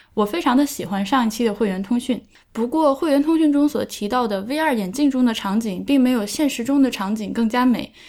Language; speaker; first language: Chinese; native; Chinese